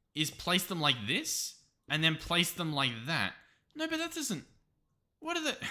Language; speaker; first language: English; native; English